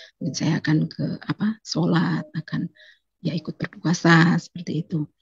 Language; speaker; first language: Indonesian; native; Indonesian